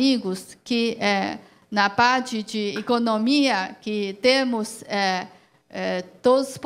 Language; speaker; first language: Portuguese; non-native, learner; Chinese